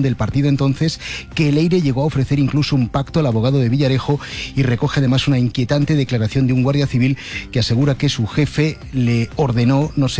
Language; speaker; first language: Spanish; native; Spanish